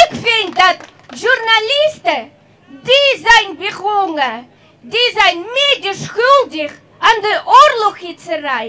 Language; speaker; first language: Dutch; non-native, fluent; Russian